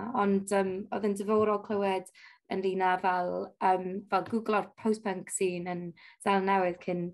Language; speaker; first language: Welsh; non-native, local second language; English